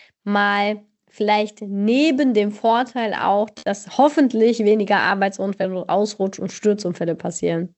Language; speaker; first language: German; native; German